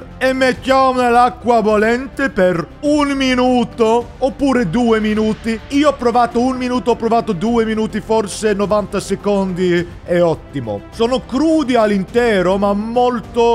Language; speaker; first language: Italian; non-native, learner; English